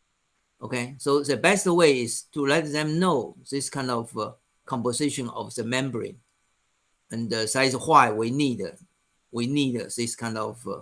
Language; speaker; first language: English; non-native, fluent; Chinese